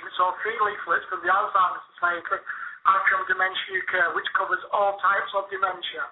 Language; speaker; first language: English; native; English